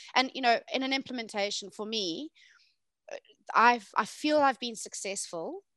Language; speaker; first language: English; native; English